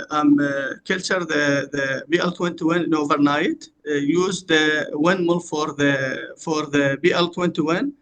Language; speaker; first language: English; non-native, learner; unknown